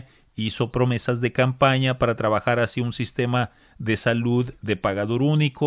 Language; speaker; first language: Spanish; native; Spanish